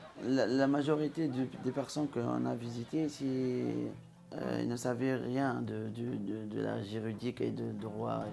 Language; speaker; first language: French; non-native, local second language; Arabic